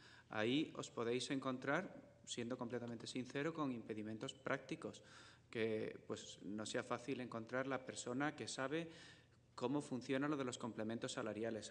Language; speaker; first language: Spanish; native; Spanish